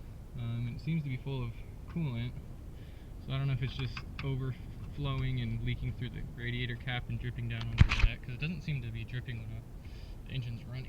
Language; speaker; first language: English; native; English